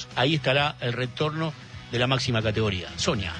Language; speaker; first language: Spanish; native; Spanish